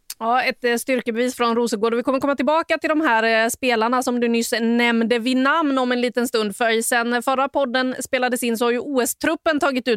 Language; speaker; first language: Swedish; native; Swedish